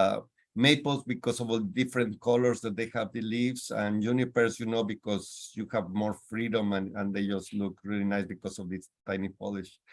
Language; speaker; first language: English; non-native, fluent; Spanish